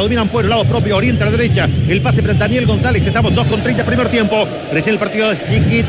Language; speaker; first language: Spanish; native; Spanish